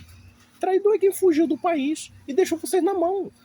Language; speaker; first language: Portuguese; native; Portuguese